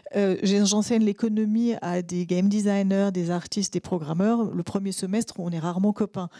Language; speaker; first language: French; native; French